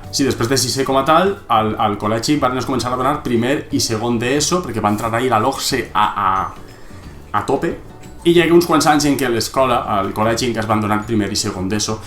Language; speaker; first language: Catalan; native; Catalan